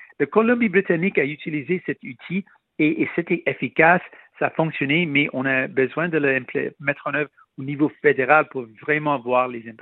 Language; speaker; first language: French; non-native, local second language; Punjabi